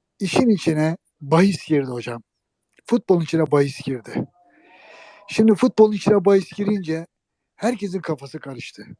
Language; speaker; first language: Turkish; native; Turkish